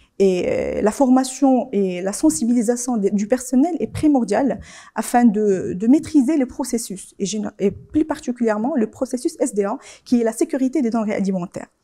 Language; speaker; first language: French; non-native, local second language; Arabic